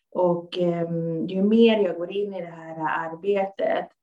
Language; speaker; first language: Swedish; native; Swedish